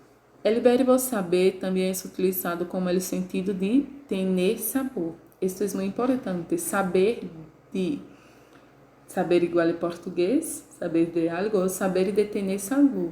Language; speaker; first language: Spanish; non-native, fluent; Portuguese